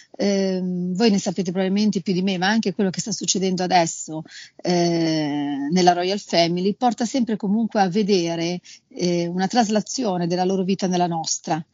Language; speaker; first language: Italian; native; Italian